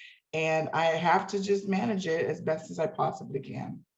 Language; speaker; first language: English; native; English